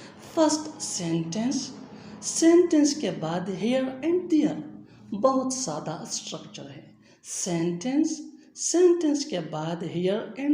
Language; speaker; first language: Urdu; non-native, local second language; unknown